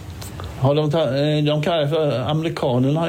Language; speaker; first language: Swedish; native; Swedish